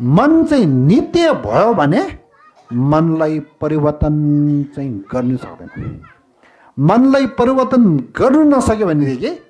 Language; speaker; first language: Nepali; non-native, local second language; Tibetan